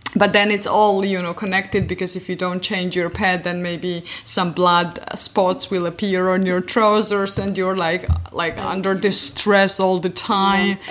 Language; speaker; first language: English; non-native, fluent; Georgian